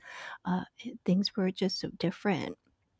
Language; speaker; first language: English; non-native, fluent; Chinese